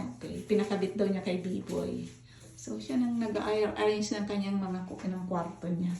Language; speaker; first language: Filipino; native; Filipino